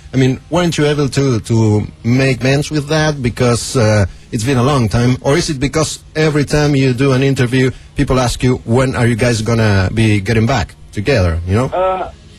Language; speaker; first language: English; non-native, fluent; Spanish